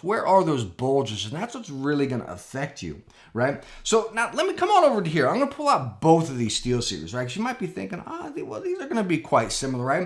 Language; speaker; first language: English; native; English